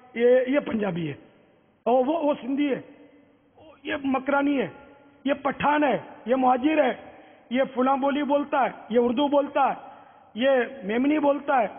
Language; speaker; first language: Urdu; non-native, local second language; Memoni